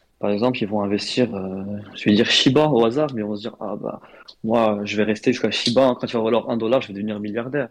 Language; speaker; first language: French; non-native, local second language; Arabic